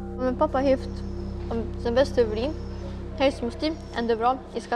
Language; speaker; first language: Dutch; non-native, local second language; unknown